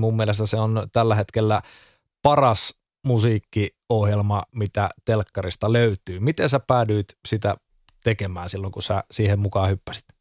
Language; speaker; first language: Finnish; native; Finnish